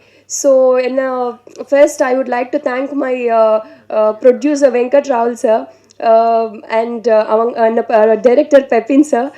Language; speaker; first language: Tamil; non-native, learner; Telugu